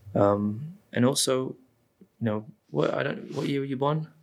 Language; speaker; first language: English; native; English